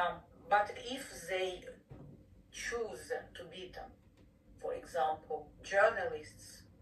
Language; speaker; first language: English; non-native, fluent; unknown